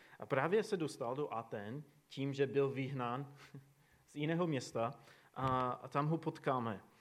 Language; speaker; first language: Czech; non-native, fluent; English